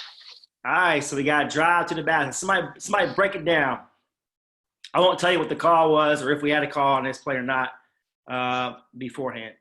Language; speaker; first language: English; native; English